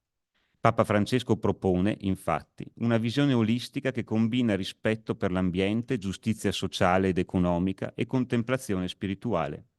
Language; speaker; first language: Italian; native; Italian